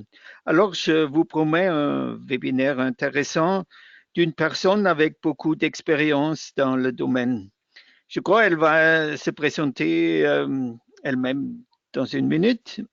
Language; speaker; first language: French; non-native, fluent; German